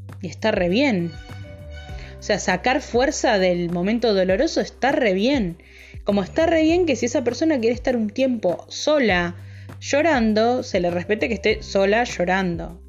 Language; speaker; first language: Spanish; native; Spanish